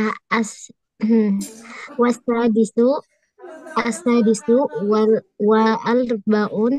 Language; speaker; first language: Arabic; non-native, learner; Indonesian